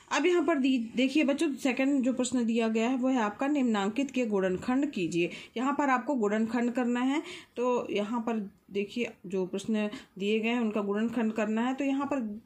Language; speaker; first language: Hindi; native; Hindi